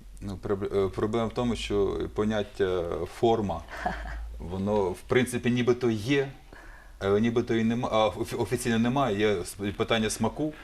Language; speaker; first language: Ukrainian; native; Ukrainian